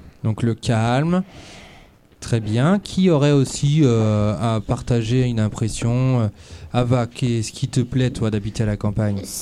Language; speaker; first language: French; native; French